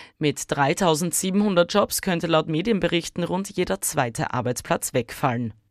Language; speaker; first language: German; native; German